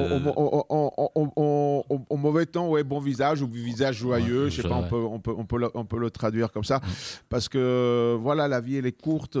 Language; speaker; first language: French; non-native, fluent; Spanish